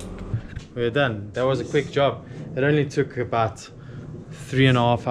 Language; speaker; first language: English; native; English